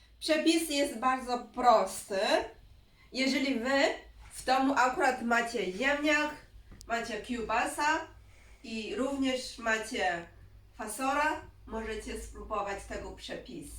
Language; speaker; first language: Polish; non-native, learner; Chinese